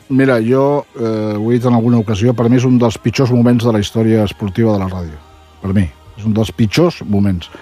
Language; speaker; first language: Catalan; native; Catalan